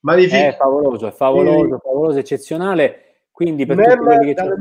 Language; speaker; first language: Italian; native; Italian